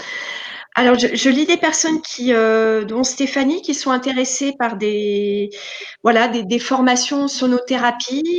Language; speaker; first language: French; native; French